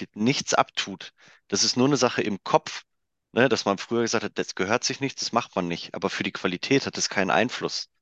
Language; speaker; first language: German; native; German